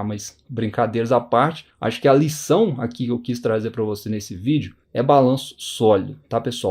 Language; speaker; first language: Portuguese; native; Portuguese